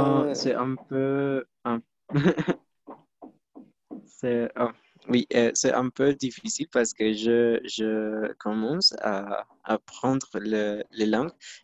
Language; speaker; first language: French; non-native, learner; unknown